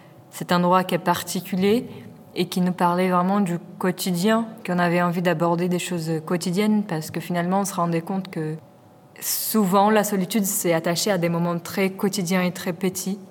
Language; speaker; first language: French; non-native, fluent; Portuguese